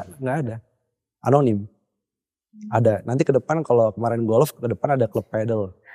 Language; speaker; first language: Indonesian; native; Indonesian